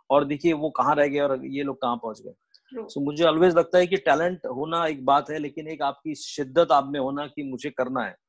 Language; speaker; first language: Hindi; non-native, local second language; Marathi